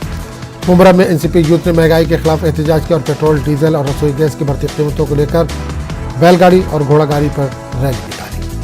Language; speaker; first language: Hindi; native; Hindi